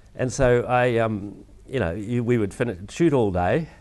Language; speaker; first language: English; native; English